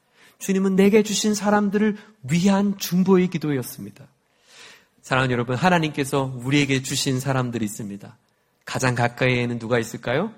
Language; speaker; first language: Korean; native; Korean